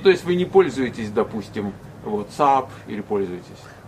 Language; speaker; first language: Russian; native; Russian